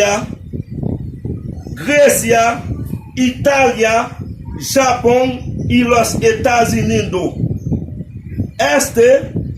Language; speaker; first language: Spanish; non-native, learner; Haitian Creole